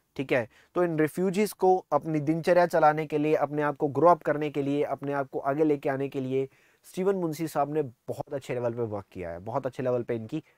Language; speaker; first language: Hindi; non-native, local second language; Punjabi